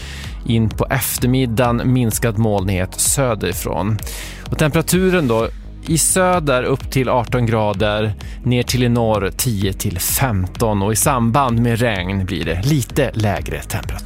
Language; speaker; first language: Swedish; native; Swedish